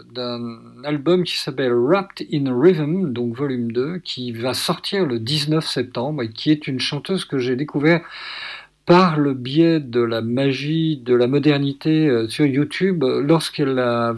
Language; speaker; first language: French; native; French